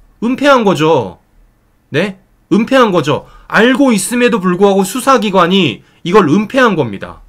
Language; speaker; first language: Korean; native; Korean